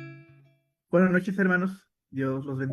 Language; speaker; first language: Spanish; native; Spanish